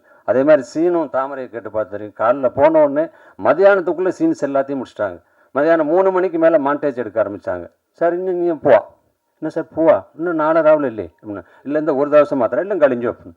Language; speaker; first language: Tamil; native; Tamil